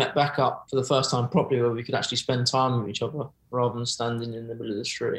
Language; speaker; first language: English; native; English